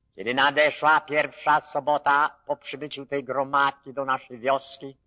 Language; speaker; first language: Polish; early bilingual, heritage; Polish